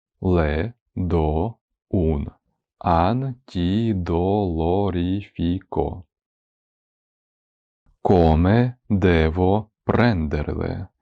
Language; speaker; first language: Italian; non-native, fluent; Ukrainian